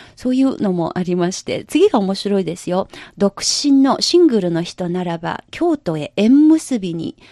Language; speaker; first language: Japanese; non-native, fluent; Chinese